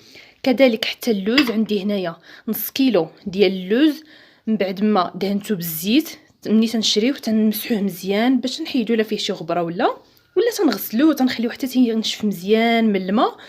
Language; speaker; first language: Arabic; native; Arabic